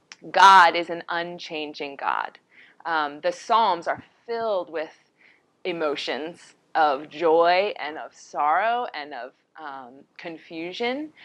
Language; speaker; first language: English; native; English